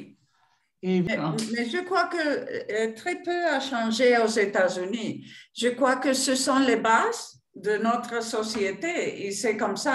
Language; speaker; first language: French; non-native, fluent; Spanish